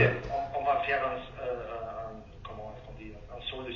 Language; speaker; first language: French; non-native, learner; German